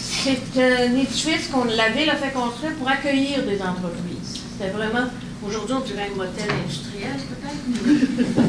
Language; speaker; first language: French; native; French